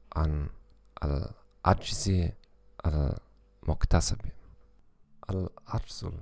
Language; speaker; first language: Arabic; non-native, learner; German